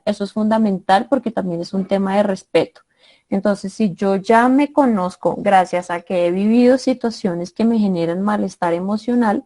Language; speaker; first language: Spanish; native; Spanish